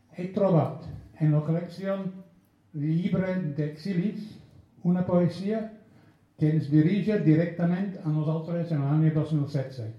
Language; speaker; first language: Catalan; non-native, fluent; English